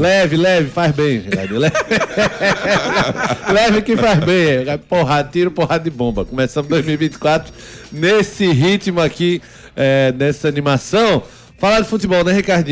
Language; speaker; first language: Portuguese; native; Portuguese